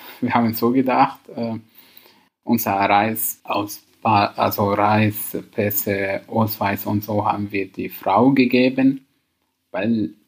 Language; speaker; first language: German; non-native, learner; Arabic